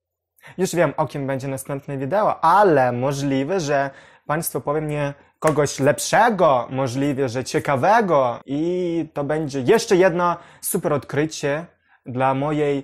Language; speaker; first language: Polish; non-native, learner; Ukrainian